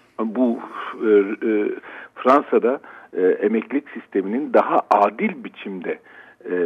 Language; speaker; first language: Turkish; native; Turkish